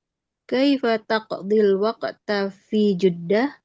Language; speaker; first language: Arabic; non-native, learner; Indonesian